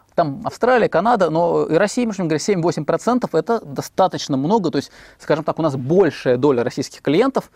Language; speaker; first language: Russian; native; Russian